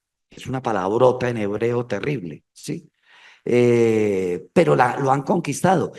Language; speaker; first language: Spanish; native; Spanish